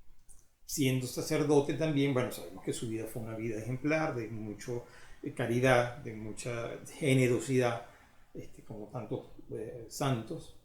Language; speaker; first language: Spanish; native; Spanish